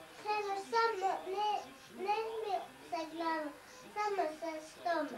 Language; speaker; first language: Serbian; early bilingual, heritage; Serbian